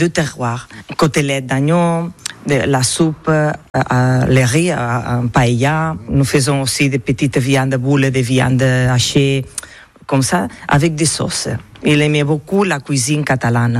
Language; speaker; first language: French; non-native, learner; Catalan